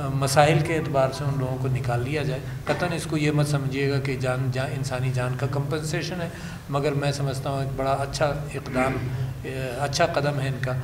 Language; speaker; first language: Urdu; native; Urdu